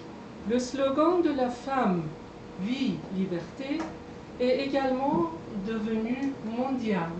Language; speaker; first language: French; non-native, fluent; Persian